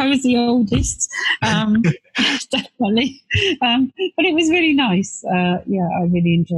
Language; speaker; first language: English; native; English